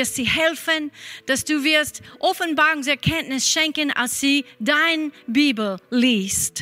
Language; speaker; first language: German; non-native, fluent; English